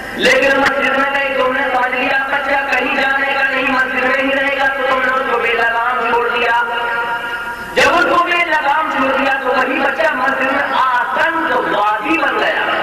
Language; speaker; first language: Urdu; native; Urdu